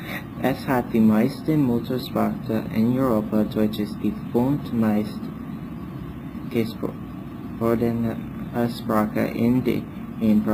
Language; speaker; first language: German; non-native, learner; English